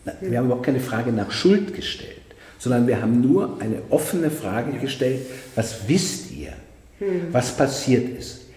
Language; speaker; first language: German; native; German